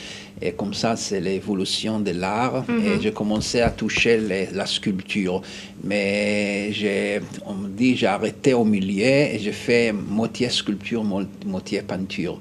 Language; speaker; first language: French; non-native, fluent; Hebrew